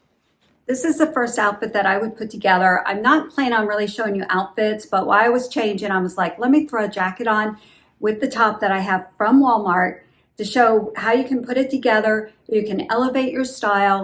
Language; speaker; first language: English; native; English